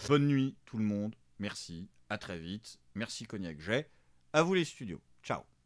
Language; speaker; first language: French; native; French